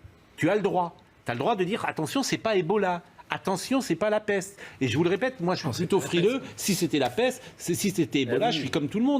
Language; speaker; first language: French; native; French